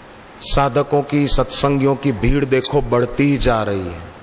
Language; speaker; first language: Hindi; native; Hindi